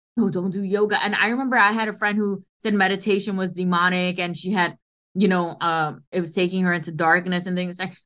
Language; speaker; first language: English; early bilingual, other home language; Hindi